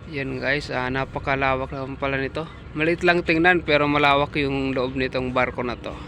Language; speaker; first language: Filipino; non-native, local second language; Waray